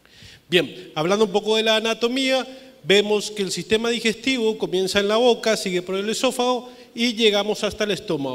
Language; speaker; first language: Spanish; native; Spanish